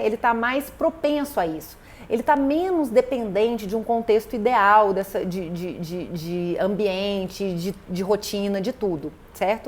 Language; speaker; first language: Portuguese; native; Portuguese